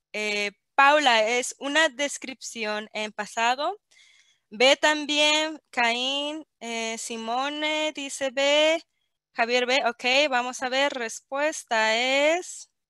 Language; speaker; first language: Spanish; native; Spanish